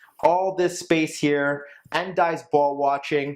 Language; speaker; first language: English; native; English